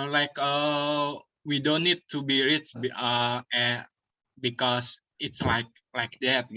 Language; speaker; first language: English; non-native, learner; Indonesian